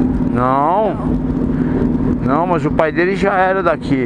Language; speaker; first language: Portuguese; native; Portuguese